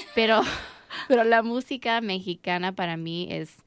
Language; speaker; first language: Spanish; early bilingual, heritage; Spanish